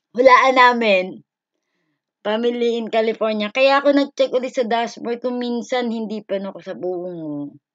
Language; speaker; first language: Filipino; native; Filipino